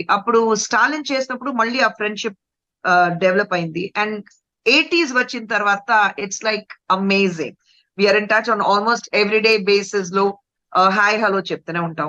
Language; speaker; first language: Telugu; non-native, fluent; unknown